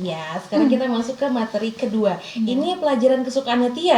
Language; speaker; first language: Indonesian; native; Indonesian